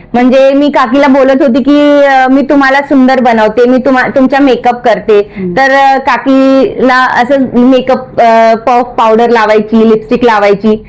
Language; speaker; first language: Marathi; non-native, local second language; Kachhi